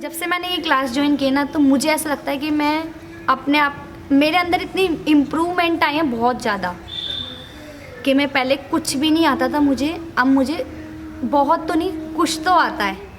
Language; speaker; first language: Hindi; native; Hindi